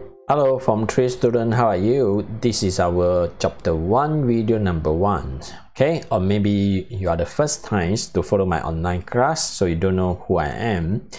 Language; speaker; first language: English; non-native, local second language; Chinese